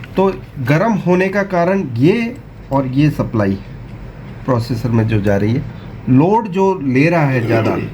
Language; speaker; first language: Hindi; non-native, local second language; Gujarati